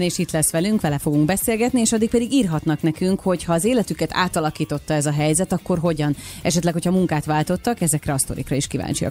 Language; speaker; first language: Hungarian; native; Hungarian